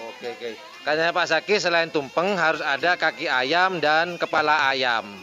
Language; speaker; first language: Indonesian; non-native, local second language; Madurese